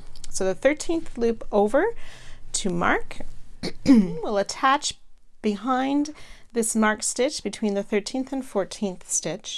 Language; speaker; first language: English; native; English